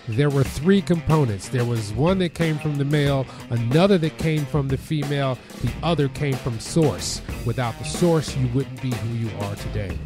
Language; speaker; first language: English; native; English